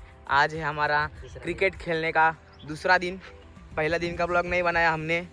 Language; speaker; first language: Hindi; non-native, local second language; Marathi